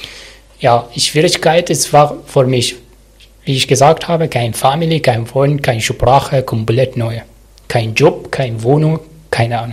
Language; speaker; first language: German; non-native, learner; Arabic